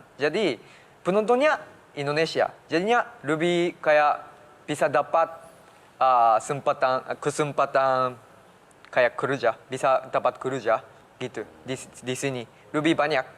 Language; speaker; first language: Indonesian; early bilingual, heritage; Japanese